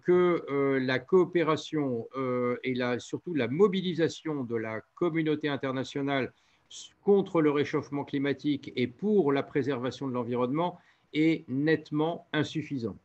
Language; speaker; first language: French; native; French